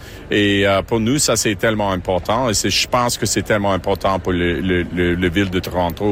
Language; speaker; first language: French; non-native, local second language; English